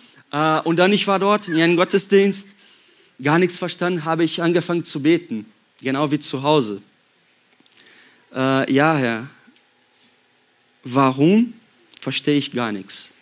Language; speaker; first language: German; non-native, fluent; Portuguese